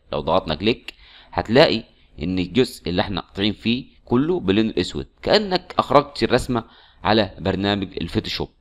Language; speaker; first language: Arabic; native; Arabic